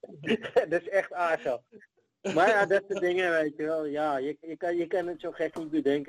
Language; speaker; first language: Dutch; native; Dutch